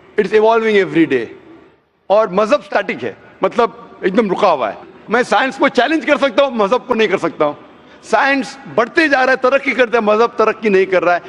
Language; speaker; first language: Hindi; non-native, local second language; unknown